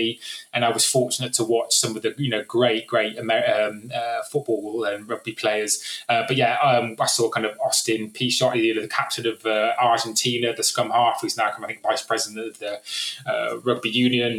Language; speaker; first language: English; native; English